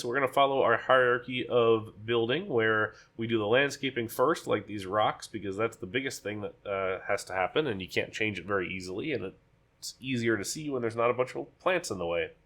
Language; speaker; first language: English; native; English